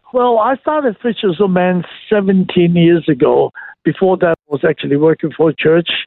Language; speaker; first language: English; non-native, local second language; Cantonese